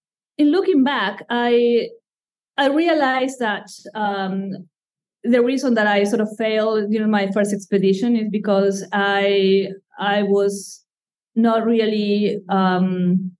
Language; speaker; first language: English; non-native, fluent; Spanish